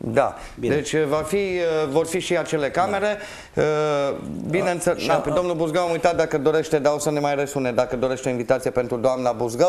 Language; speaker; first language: Romanian; native; Romanian